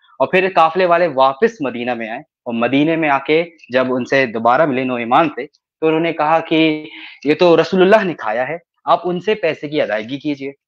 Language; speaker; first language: Hindi; native; Hindi